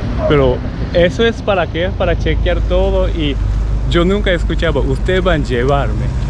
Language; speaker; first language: Spanish; non-native, learner; Japanese